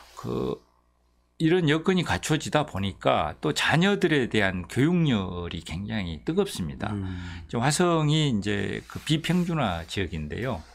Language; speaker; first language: Korean; native; Korean